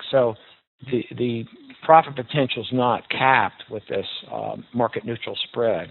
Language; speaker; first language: English; native; English